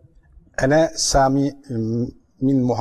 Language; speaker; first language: Arabic; non-native, learner; Turkish